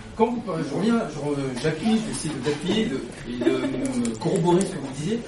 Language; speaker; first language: French; non-native, local second language; Lingala